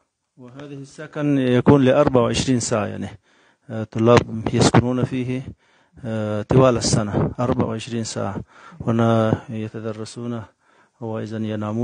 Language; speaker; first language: Arabic; non-native, fluent; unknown